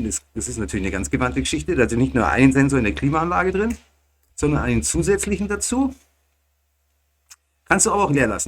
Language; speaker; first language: German; native; German